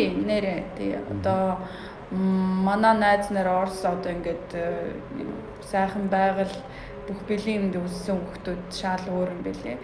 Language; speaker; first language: Mongolian; early bilingual, heritage; Mongolian